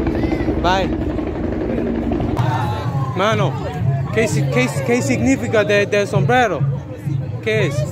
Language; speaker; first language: Spanish; non-native, learner; English